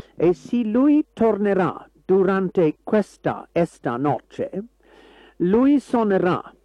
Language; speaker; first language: Italian; non-native, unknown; English